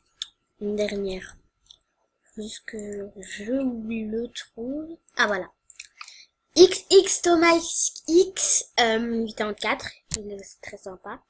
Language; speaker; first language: French; native; French